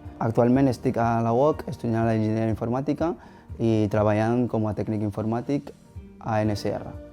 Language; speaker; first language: Catalan; non-native, fluent; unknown